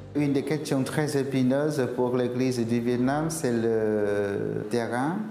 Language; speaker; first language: French; non-native, fluent; Vietnamese